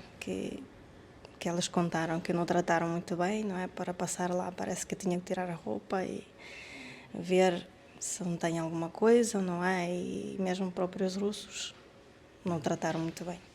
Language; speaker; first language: Portuguese; non-native, fluent; Ukrainian